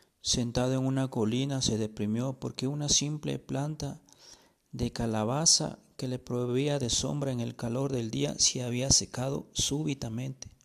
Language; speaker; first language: Spanish; native; Spanish